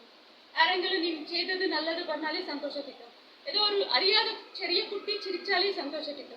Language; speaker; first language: Malayalam; non-native, learner; Kannada